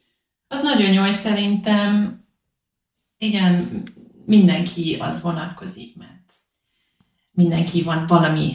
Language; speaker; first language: Hungarian; non-native, learner; English